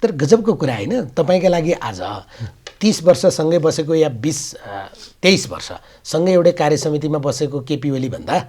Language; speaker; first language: Nepali; native; Nepali